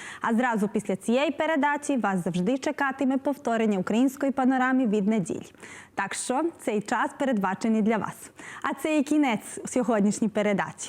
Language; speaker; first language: Ukrainian; early bilingual, heritage; Ukrainian